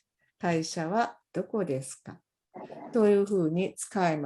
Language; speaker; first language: Japanese; non-native, fluent; English